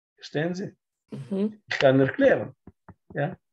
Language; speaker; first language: German; non-native, learner; Russian